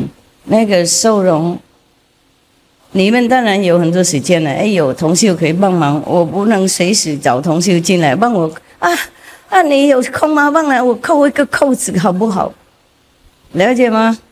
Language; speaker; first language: Chinese; non-native, fluent; Vietnamese